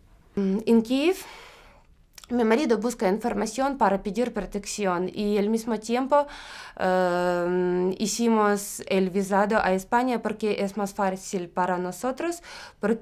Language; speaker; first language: Spanish; non-native, learner; Ukrainian